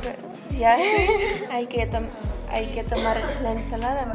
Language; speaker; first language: Spanish; non-native, learner; Ukrainian